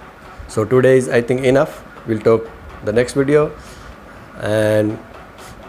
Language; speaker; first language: English; non-native, learner; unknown